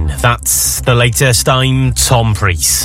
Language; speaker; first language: English; native; English